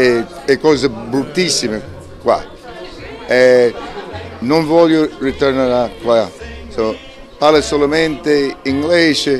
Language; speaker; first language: Italian; early bilingual, heritage; English